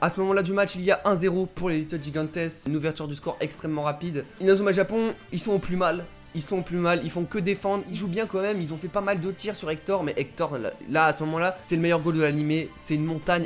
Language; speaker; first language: French; native; French